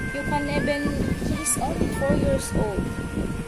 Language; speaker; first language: English; non-native, local second language; Filipino